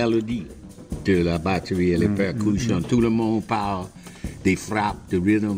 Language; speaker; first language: French; non-native, fluent; English